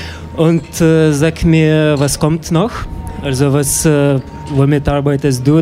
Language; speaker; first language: German; non-native, fluent; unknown